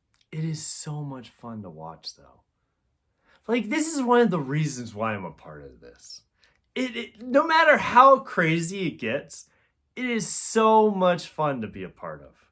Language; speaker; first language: English; native; English